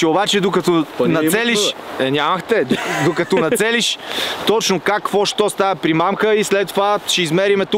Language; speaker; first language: Bulgarian; native; Bulgarian